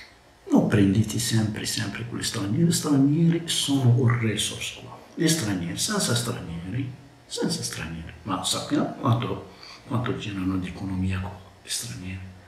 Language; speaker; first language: Italian; non-native, learner; Arabic